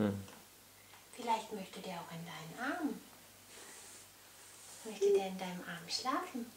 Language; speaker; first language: German; native; German